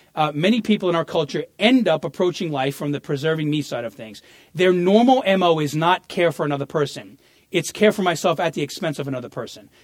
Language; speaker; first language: English; early bilingual, other home language; Italian